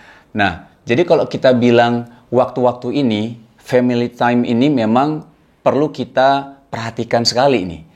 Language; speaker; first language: Indonesian; native; Indonesian